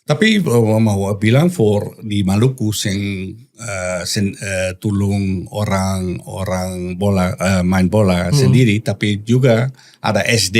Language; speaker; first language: Indonesian; non-native, learner; Dutch